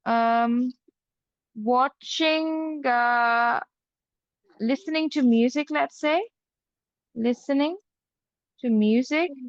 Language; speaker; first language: English; non-native, fluent; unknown